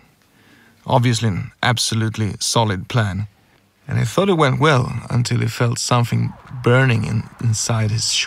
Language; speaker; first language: English; non-native, fluent; Swedish